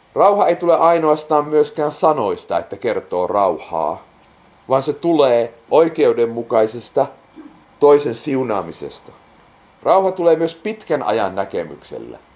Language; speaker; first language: Finnish; native; Finnish